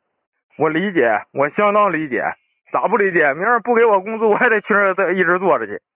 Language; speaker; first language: Chinese; native; Chinese